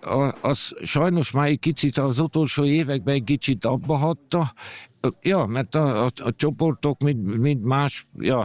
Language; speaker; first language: Hungarian; early bilingual, heritage; Hungarian